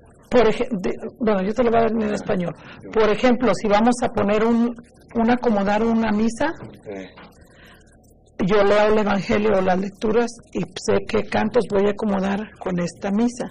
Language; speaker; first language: Spanish; native; Spanish